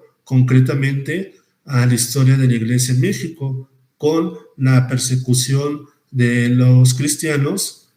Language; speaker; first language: Spanish; native; Spanish